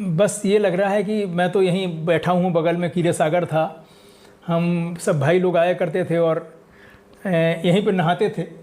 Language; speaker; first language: Hindi; native; Hindi